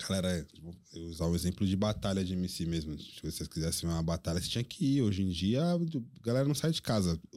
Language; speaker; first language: Portuguese; native; Portuguese